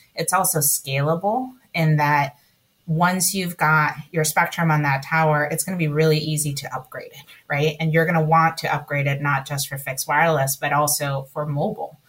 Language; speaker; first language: English; early bilingual, other home language; Spanish